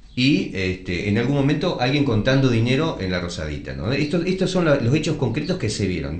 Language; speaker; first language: Spanish; native; Spanish